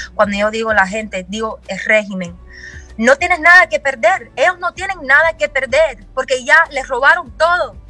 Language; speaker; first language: Spanish; early bilingual, heritage; Spanish